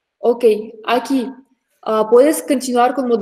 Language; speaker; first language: Spanish; non-native, fluent; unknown